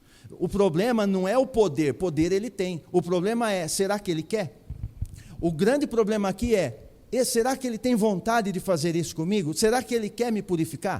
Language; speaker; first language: Portuguese; native; Portuguese